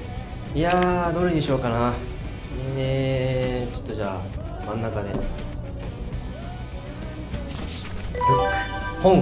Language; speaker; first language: Japanese; native; Japanese